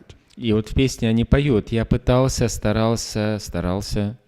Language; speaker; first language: Russian; native; Russian